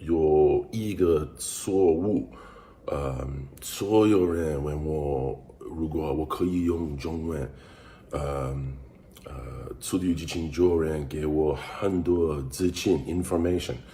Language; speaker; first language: Chinese; non-native, learner; English